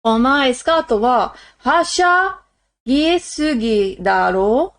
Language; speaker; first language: Japanese; non-native, learner; English